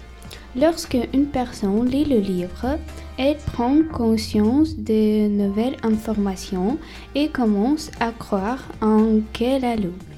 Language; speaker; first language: French; non-native, learner; Tamil